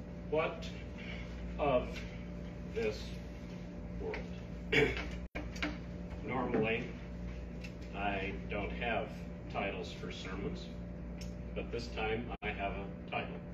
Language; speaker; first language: English; native; English